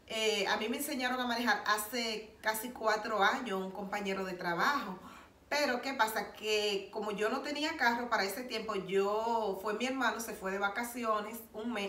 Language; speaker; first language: Spanish; native; Spanish